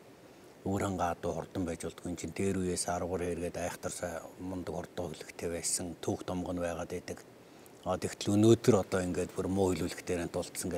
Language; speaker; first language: Mongolian; native; Mongolian